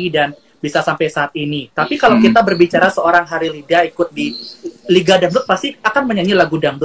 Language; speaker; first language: Indonesian; native; Indonesian